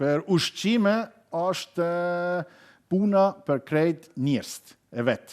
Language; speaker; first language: Albanian; non-native, learner; German